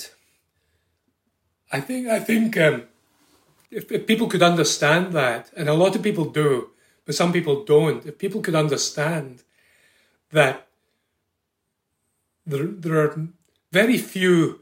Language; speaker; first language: English; native; English